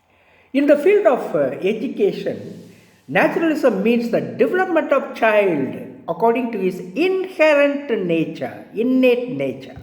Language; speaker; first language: English; non-native, local second language; Tamil